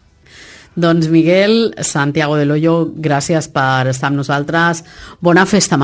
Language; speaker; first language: Catalan; native; Catalan